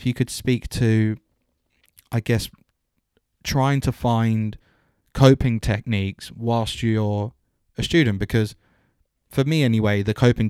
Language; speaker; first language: English; native; English